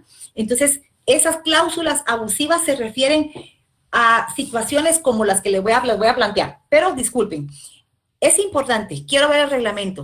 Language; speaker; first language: Spanish; native; Spanish